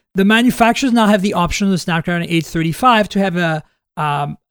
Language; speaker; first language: English; non-native, fluent; French